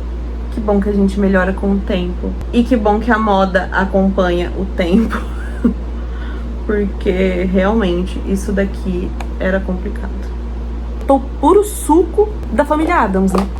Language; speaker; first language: Portuguese; native; Portuguese